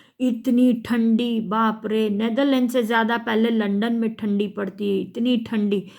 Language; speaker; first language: Hindi; non-native, local second language; Gujarati